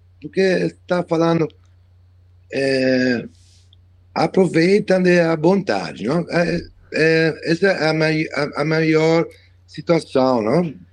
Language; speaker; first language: Portuguese; non-native, learner; Italian